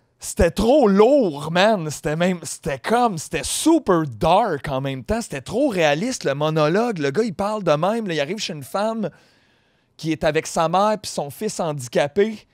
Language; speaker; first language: French; native; French